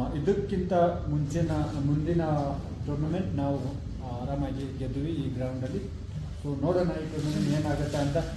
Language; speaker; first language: Kannada; non-native, fluent; Ladakhi